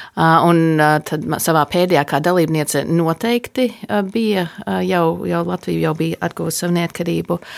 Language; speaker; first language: Latvian; early bilingual, heritage; Latvian